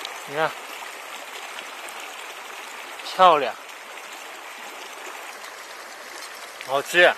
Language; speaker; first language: Chinese; non-native, fluent; Japanese